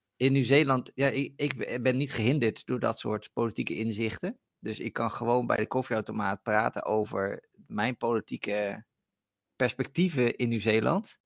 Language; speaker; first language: Dutch; native; Dutch